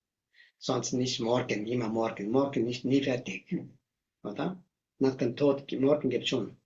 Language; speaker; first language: German; non-native, learner; Tibetan